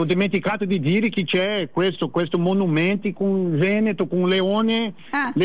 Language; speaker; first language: Italian; non-native, learner; Portuguese